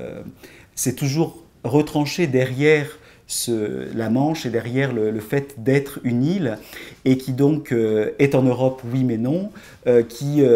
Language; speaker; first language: French; native; French